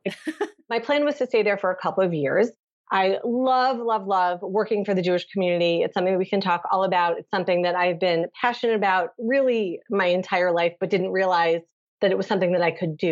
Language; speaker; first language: English; native; English